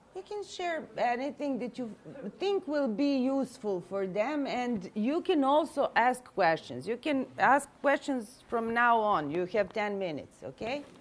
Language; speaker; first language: English; non-native, fluent; Serbian